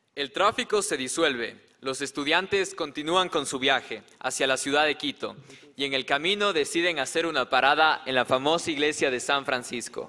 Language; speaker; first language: Spanish; native; Spanish